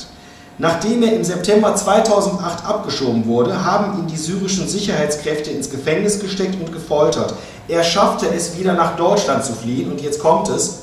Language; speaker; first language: German; native; German